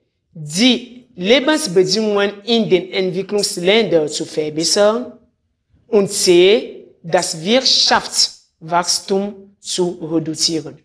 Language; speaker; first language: German; non-native, fluent; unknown